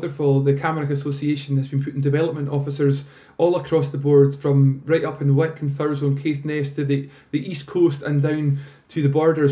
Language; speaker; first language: English; native; English